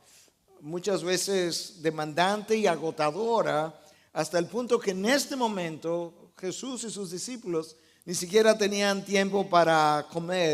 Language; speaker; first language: Spanish; native; Spanish